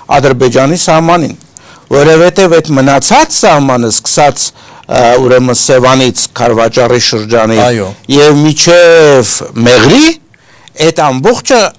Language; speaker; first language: Armenian; native; Armenian